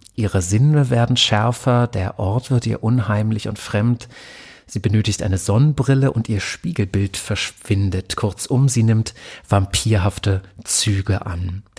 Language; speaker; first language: German; native; German